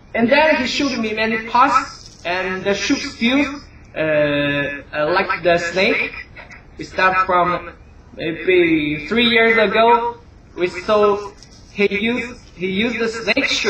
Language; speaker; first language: English; non-native, learner; Chinese